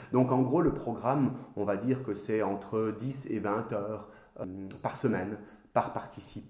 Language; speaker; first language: French; native; French